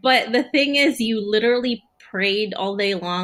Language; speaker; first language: English; early bilingual, other home language; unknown